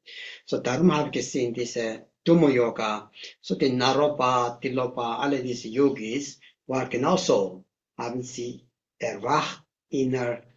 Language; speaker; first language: German; non-native, learner; Tibetan